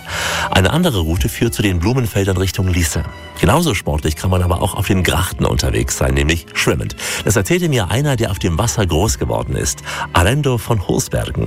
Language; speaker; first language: German; native; German